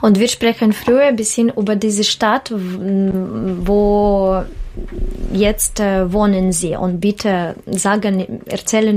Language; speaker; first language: German; non-native, learner; Russian